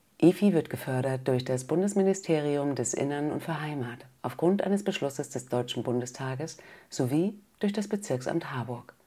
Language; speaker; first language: German; native; German